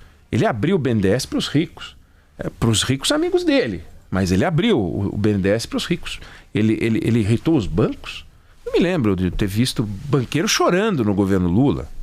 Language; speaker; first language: Portuguese; native; Portuguese